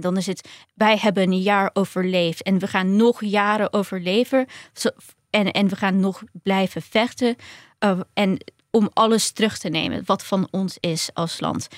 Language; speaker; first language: Dutch; early bilingual, other home language; Ukrainian